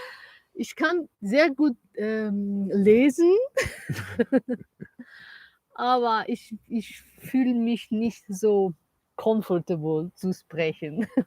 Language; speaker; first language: German; non-native, learner; Spanish